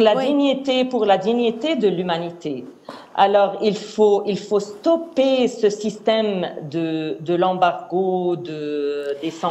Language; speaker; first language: French; non-native, fluent; Arabic